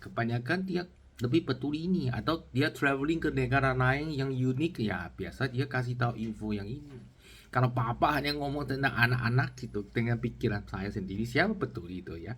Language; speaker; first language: Indonesian; non-native, learner; Chinese